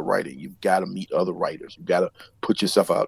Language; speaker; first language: English; native; English